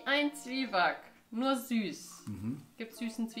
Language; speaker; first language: German; native; German